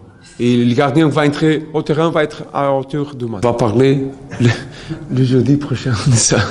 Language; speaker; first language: French; non-native, learner; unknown